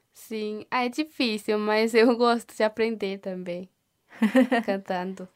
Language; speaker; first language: Portuguese; non-native, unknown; Korean